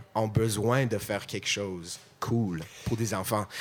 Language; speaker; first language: French; non-native, fluent; English